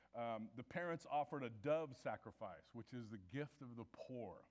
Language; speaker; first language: English; native; English